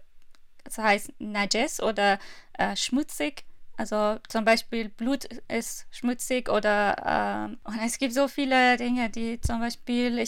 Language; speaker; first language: German; non-native, fluent; Persian